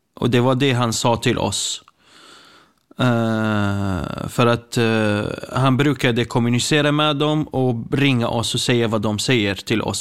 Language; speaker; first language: Swedish; non-native, fluent; Kurdish